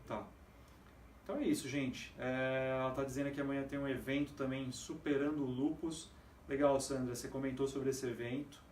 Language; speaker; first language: Portuguese; native; Portuguese